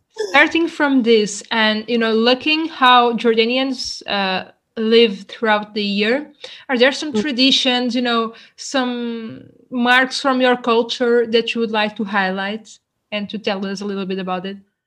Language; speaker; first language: English; non-native, fluent; Portuguese